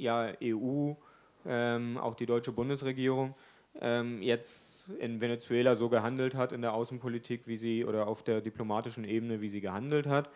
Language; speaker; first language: German; native; German